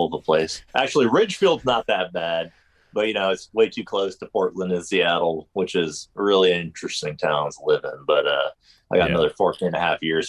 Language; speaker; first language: English; native; English